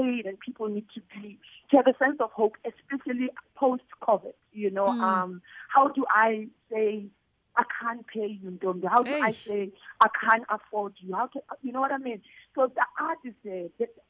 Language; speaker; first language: English; non-native, local second language; Southern Sotho